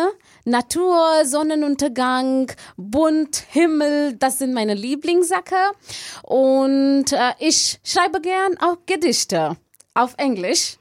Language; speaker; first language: German; non-native, fluent; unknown